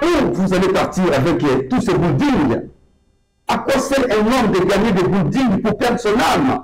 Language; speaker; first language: French; non-native, local second language; Lingala